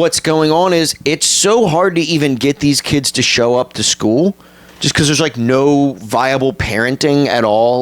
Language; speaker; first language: English; native; English